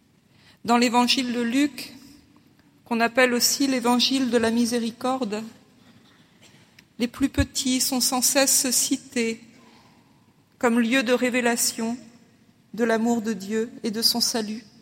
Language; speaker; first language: French; native; French